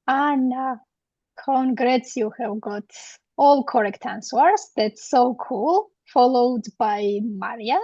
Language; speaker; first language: English; non-native, fluent; Georgian